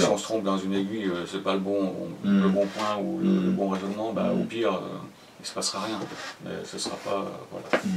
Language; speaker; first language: French; native; French